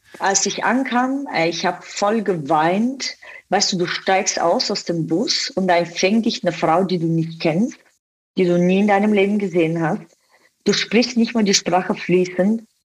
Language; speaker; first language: German; non-native, fluent; Bulgarian